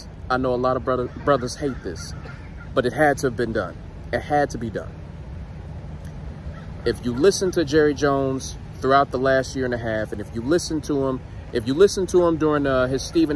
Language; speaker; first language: English; native; English